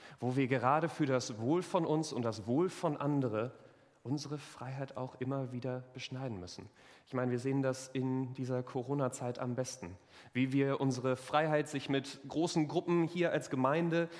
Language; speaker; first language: German; native; German